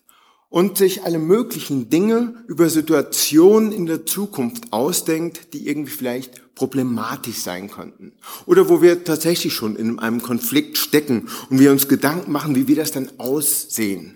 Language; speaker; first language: German; native; German